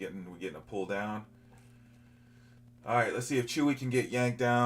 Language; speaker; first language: English; native; English